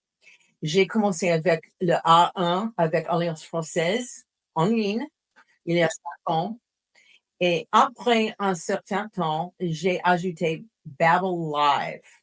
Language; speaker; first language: French; non-native, fluent; English